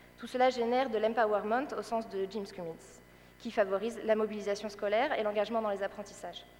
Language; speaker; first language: French; native; French